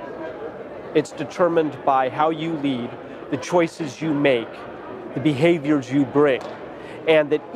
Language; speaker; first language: English; native; English